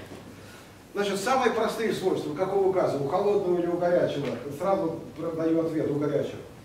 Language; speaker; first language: Russian; native; Russian